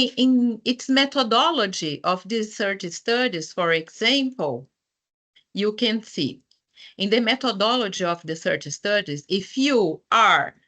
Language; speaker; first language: English; non-native, fluent; Portuguese